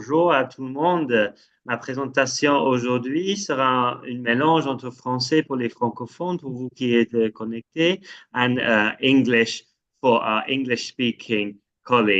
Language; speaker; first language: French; non-native, fluent; English